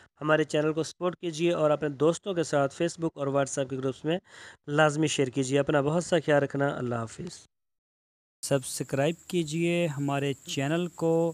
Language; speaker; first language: Urdu; non-native, local second language; Punjabi